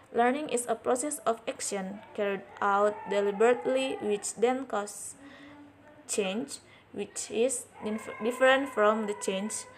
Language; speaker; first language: English; non-native, learner; Indonesian